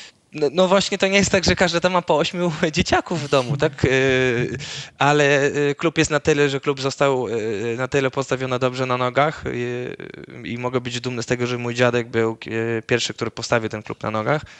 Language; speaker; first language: Polish; early bilingual, other home language; Dutch